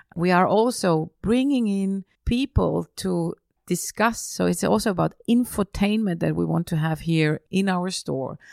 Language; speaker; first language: English; non-native, fluent; German